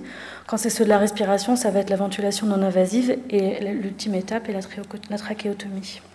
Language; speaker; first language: French; native; French